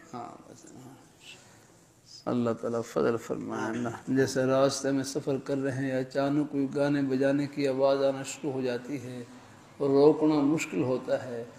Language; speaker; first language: Urdu; native; Urdu